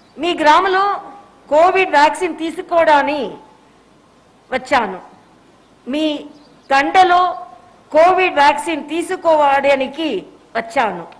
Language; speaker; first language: Telugu; non-native, learner; Tamil